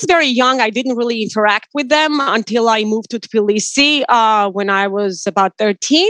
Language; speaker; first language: English; non-native, fluent; Georgian